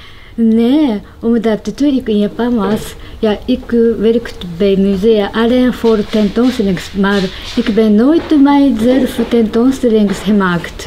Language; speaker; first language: Dutch; non-native, learner; Japanese